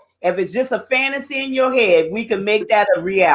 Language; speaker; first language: English; native; English